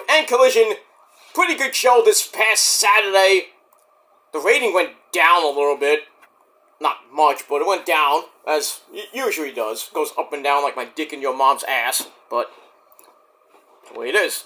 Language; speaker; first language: English; native; English